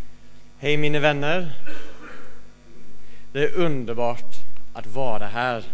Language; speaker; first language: Swedish; non-native, fluent; English